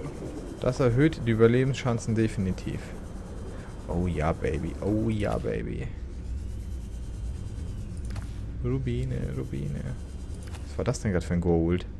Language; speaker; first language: German; native; German